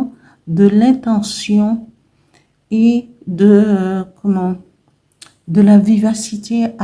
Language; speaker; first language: French; native; French